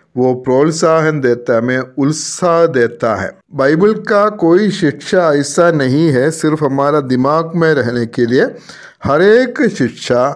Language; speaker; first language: Hindi; non-native, local second language; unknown